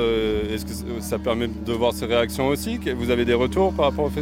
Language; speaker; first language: French; native; French